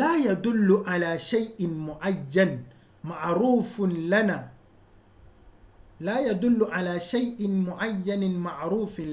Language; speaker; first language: Arabic; non-native, fluent; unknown